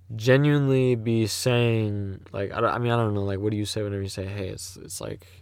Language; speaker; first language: English; native; English